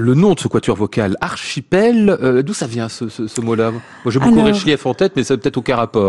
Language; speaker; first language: French; native; French